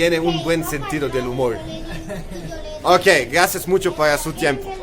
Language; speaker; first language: Spanish; non-native, learner; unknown